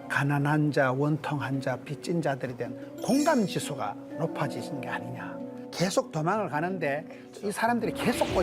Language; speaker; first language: Korean; native; Korean